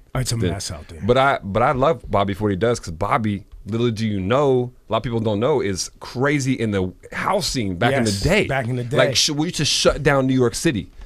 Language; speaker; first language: English; native; English